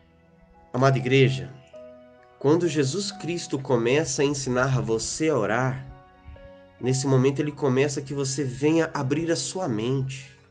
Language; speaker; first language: Portuguese; native; Portuguese